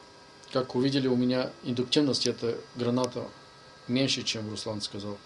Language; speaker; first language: Russian; non-native, learner; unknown